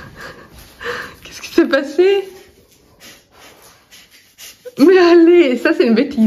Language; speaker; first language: French; native; French